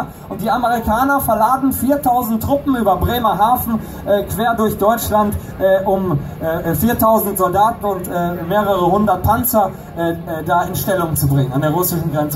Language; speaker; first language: German; native; German